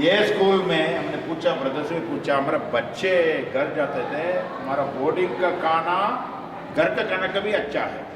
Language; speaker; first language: Hindi; non-native, learner; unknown